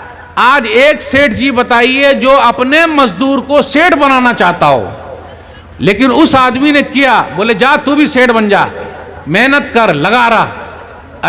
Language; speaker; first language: Hindi; native; Hindi